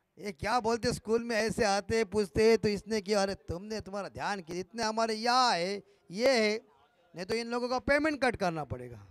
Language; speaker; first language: Hindi; non-native, local second language; Marathi